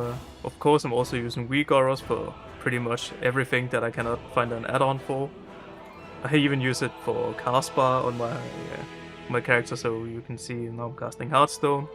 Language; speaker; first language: English; non-native, fluent; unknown